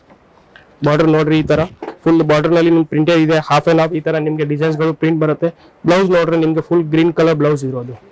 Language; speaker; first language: Kannada; non-native, fluent; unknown